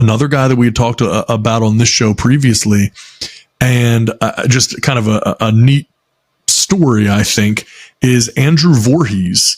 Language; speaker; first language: English; native; English